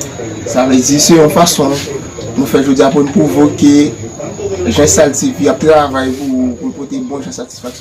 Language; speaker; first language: French; non-native, learner; Haitian Creole